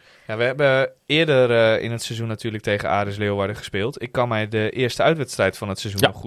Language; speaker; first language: Dutch; native; Dutch